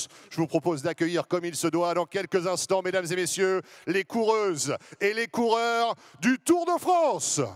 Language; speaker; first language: French; native; French